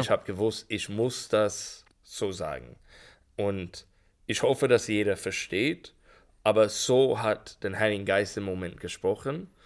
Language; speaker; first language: German; non-native, learner; English